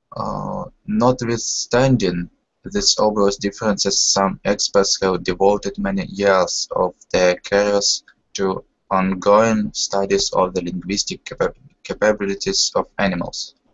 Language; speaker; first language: English; non-native, learner; Russian